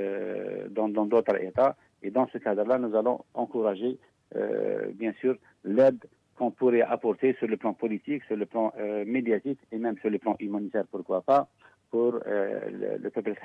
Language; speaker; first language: French; non-native, local second language; Arabic